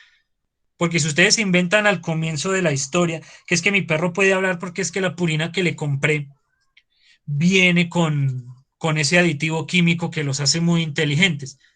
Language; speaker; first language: Spanish; native; Spanish